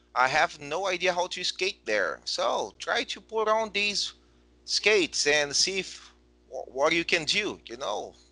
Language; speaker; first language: English; non-native, fluent; Portuguese